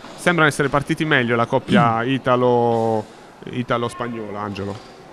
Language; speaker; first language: Italian; native; Italian